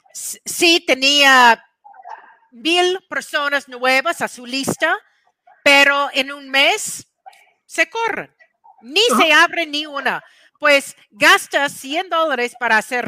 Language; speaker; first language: Spanish; non-native, fluent; English